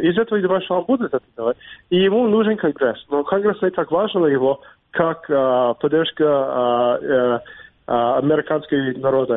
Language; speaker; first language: Russian; non-native, fluent; English